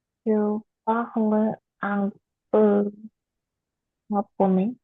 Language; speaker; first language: French; non-native, learner; Korean